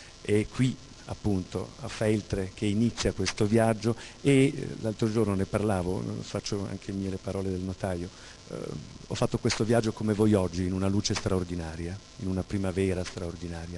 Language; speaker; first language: Italian; native; Italian